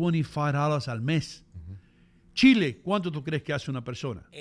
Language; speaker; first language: Spanish; native; Spanish